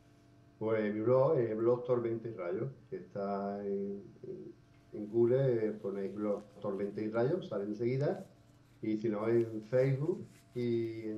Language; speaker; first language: Spanish; native; Spanish